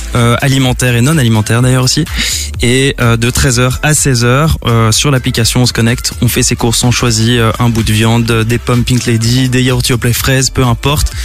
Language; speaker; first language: French; native; French